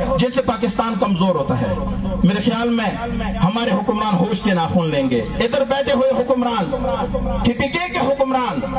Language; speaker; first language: Urdu; non-native, local second language; Pashto